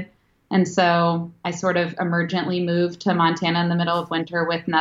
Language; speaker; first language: English; native; English